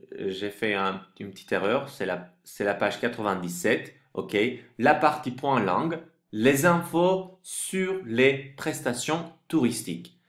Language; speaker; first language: French; non-native, fluent; Turkish